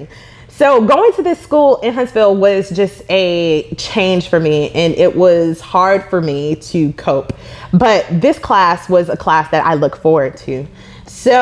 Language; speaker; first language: English; native; English